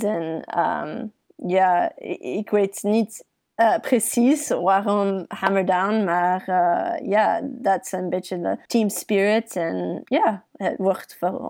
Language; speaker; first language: Dutch; early bilingual, heritage; English